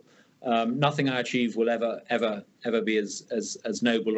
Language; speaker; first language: English; native; English